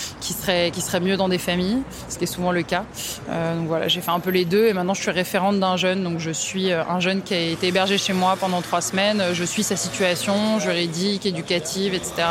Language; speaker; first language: French; native; French